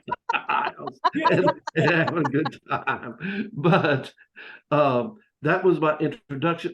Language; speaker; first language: English; native; English